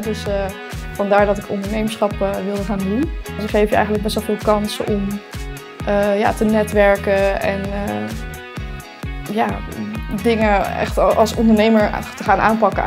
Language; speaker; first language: Dutch; native; Dutch